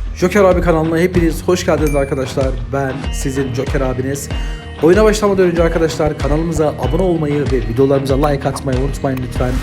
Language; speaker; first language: Turkish; native; Turkish